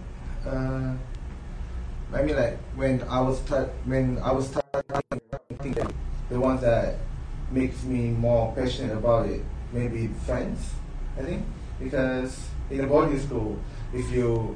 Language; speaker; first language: English; non-native, local second language; Malay